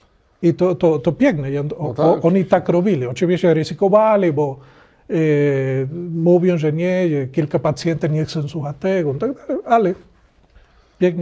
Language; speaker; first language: Polish; non-native, learner; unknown